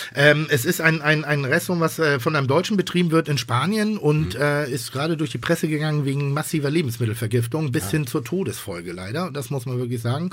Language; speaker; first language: German; native; German